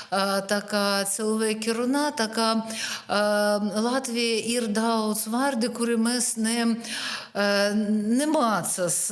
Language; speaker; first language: Latvian; non-native, learner; Russian